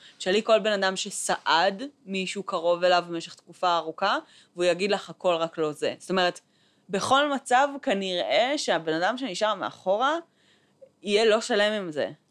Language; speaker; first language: Hebrew; native; Hebrew